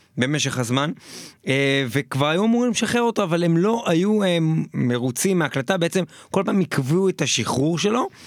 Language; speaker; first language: Hebrew; native; Hebrew